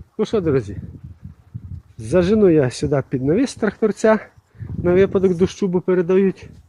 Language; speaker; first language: Ukrainian; native; Ukrainian